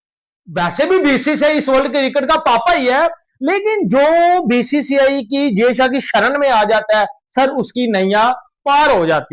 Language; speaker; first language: Hindi; non-native, local second language; Punjabi